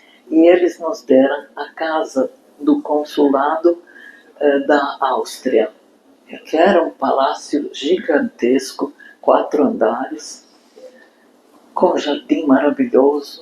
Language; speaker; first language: Portuguese; non-native, fluent; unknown